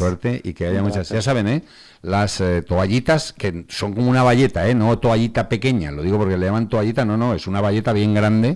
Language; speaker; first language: Spanish; native; Spanish